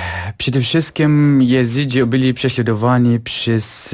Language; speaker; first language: Polish; non-native, fluent; Kurdish